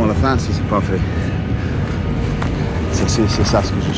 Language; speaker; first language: French; non-native, fluent; English